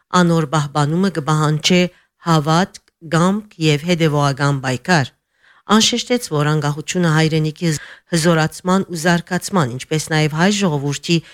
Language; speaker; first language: Armenian; early bilingual, heritage; Armenian